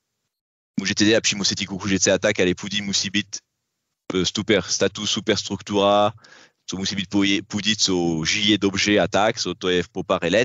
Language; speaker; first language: Czech; non-native, learner; French